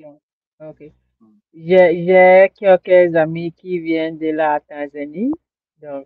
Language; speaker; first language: French; non-native, learner; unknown